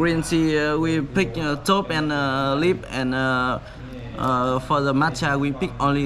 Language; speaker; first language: English; non-native, learner; Vietnamese